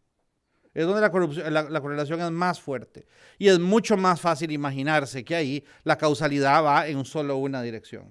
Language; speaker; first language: Spanish; native; Spanish